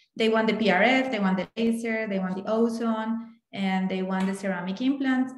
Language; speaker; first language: English; non-native, fluent; Spanish